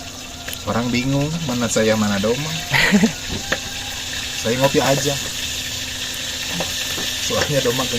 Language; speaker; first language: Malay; non-native, local second language; Sundanese